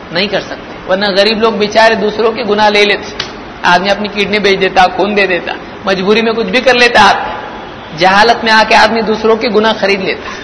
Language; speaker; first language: Urdu; native; Urdu